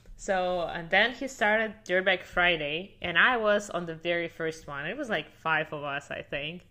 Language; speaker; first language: English; non-native, fluent; Russian